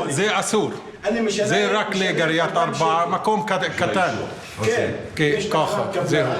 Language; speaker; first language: Hebrew; non-native, learner; Arabic